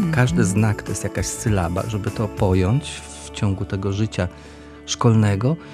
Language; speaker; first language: Polish; native; Polish